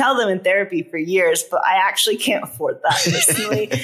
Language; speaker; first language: English; native; English